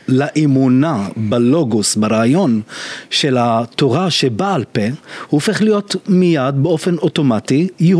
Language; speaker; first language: Hebrew; non-native, local second language; Arabic